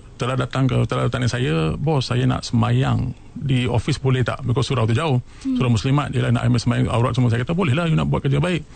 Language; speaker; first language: Malay; native; Malay